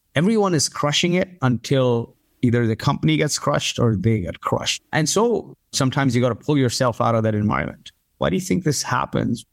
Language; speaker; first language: English; early bilingual, other home language; Arabic